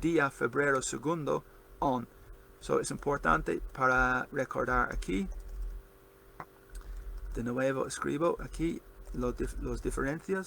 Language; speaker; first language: Spanish; non-native, learner; English